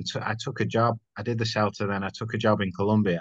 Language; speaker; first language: English; native; English